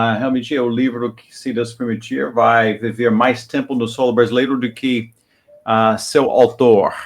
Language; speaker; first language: Portuguese; non-native, fluent; English